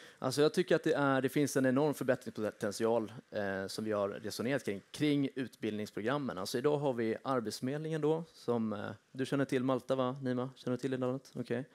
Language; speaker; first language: Swedish; native; Swedish